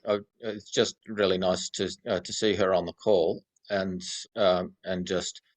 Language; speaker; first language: English; native; English